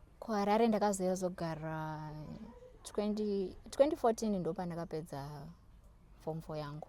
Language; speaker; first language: Shona; non-native, local second language; North Ndebele